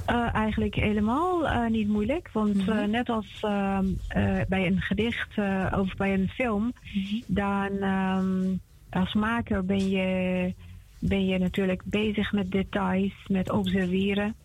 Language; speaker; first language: Dutch; non-native, fluent; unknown